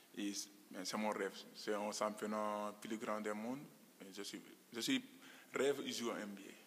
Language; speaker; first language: French; non-native, local second language; Wolof